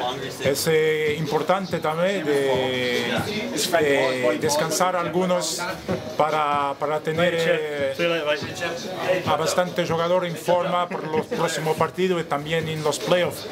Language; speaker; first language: Spanish; non-native, fluent; Portuguese